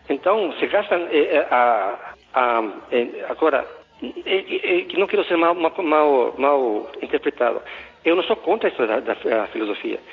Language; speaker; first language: Portuguese; non-native, fluent; Spanish